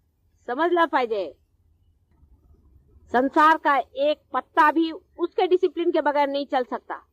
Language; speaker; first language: Hindi; non-native, local second language; Marathi